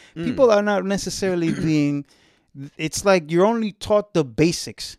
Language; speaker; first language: English; early bilingual, other home language; Spanish